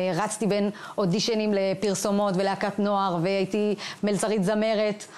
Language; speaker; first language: Hebrew; native; Hebrew